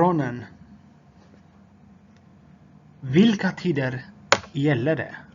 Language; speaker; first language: Swedish; non-native, fluent; Tigrinya